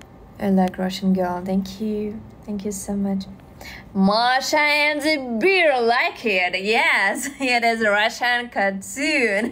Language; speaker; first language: English; non-native, learner; Russian